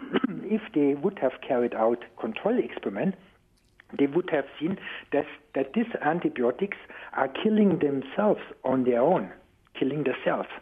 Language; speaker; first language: English; non-native, fluent; German